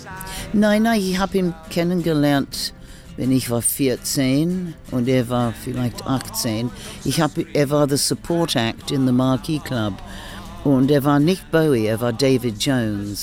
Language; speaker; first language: German; non-native, learner; English